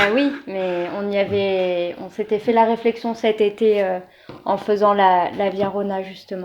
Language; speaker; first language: French; native; French